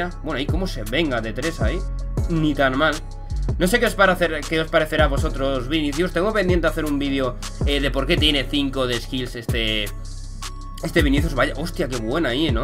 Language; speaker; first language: Spanish; native; Spanish